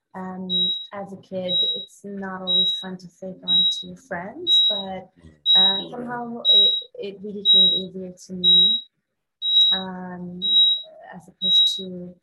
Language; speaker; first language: English; non-native, fluent; Arabic